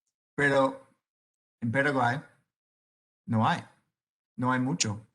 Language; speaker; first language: Spanish; non-native, learner; English